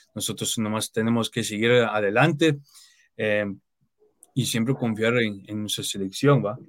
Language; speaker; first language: Spanish; early bilingual, heritage; Spanish